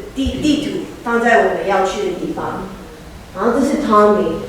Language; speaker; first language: Chinese; early bilingual, heritage; Chinese